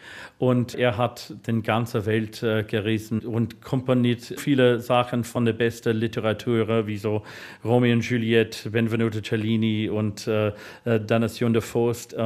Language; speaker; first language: German; non-native, fluent; English